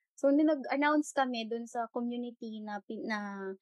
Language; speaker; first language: Filipino; non-native, local second language; Hiligaynon